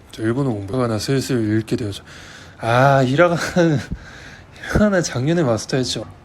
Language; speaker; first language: Korean; native; Korean